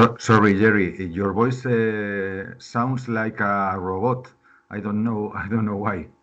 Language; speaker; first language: English; non-native, learner; Spanish